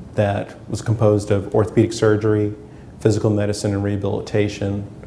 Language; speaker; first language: English; native; English